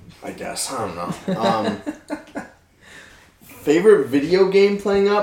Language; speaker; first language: English; native; English